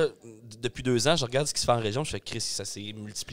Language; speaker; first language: French; native; French